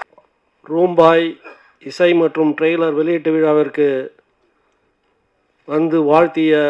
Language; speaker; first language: Tamil; native; Tamil